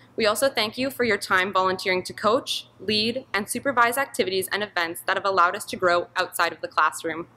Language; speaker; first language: English; native; English